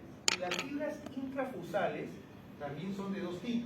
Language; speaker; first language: Spanish; native; Spanish